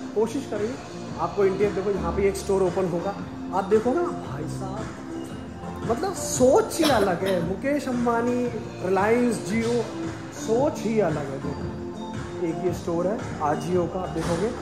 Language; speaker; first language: Hindi; non-native, local second language; Marathi